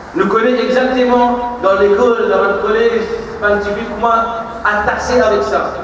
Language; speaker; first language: French; non-native, local second language; Morisyen